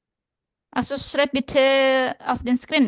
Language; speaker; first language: German; non-native, fluent; Indonesian